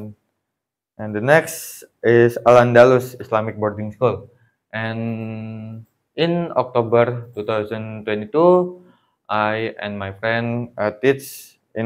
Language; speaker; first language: English; non-native, learner; Indonesian